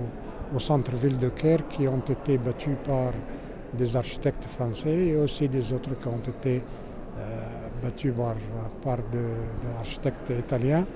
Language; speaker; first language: French; non-native, fluent; Arabic